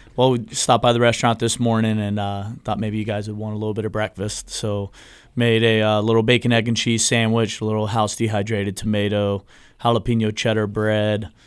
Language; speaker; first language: English; native; English